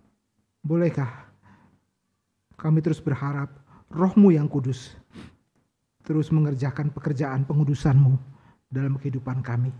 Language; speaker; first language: Indonesian; native; Indonesian